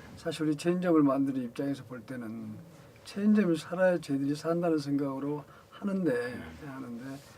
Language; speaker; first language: Korean; native; Korean